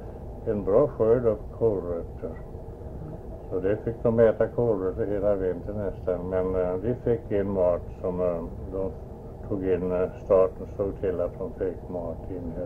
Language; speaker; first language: Swedish; early bilingual, heritage; Swedish